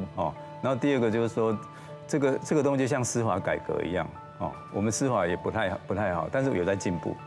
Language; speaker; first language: Chinese; native; Chinese